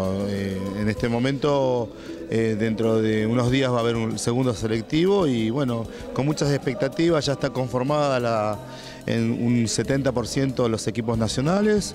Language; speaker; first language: Spanish; native; Spanish